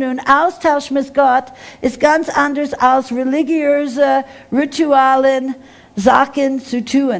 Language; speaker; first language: German; non-native, fluent; English